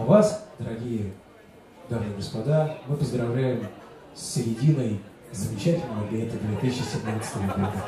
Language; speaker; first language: Russian; native; Russian